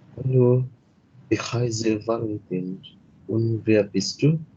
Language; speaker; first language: German; non-native, learner; Indonesian